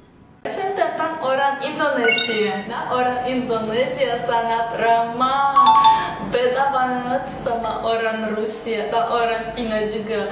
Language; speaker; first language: Indonesian; non-native, fluent; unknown